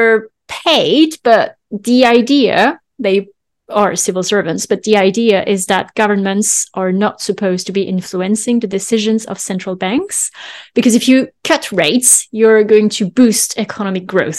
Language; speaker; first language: English; non-native, fluent; French